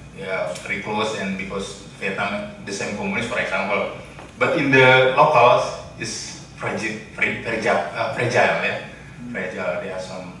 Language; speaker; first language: English; non-native, learner; Indonesian